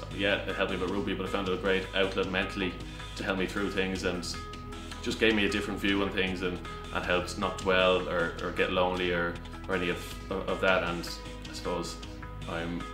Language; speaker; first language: English; native; English